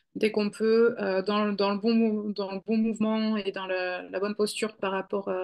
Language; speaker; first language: French; native; French